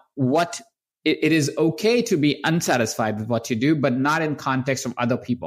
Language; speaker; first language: English; non-native, local second language; Hindi